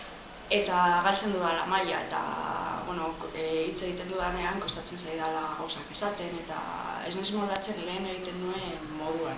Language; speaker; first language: Basque; non-native, local second language; Spanish